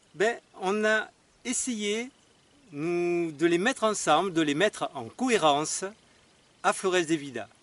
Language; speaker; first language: French; native; French